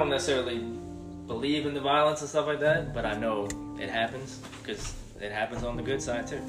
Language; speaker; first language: English; native; English